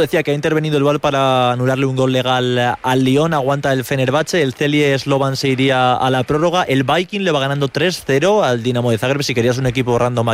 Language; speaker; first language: Spanish; native; Spanish